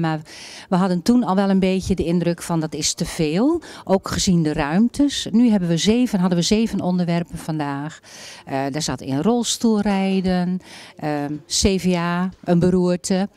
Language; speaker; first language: Dutch; native; Dutch